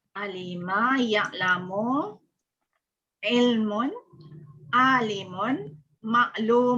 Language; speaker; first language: Arabic; non-native, learner; Malay